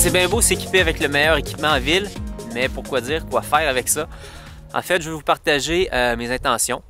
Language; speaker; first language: French; native; French